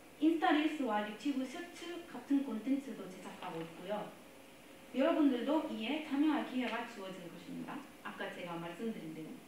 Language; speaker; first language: Korean; non-native, fluent; Spanish